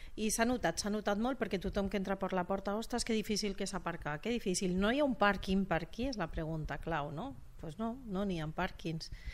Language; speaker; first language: Catalan; non-native, local second language; Spanish